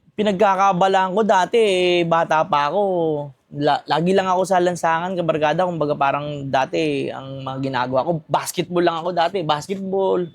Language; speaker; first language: Filipino; native; Filipino